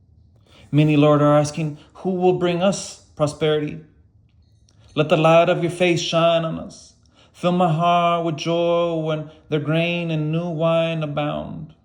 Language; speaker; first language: English; native; English